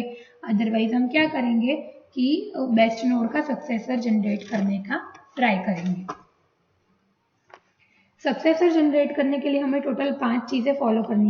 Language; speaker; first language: Hindi; non-native, local second language; Gujarati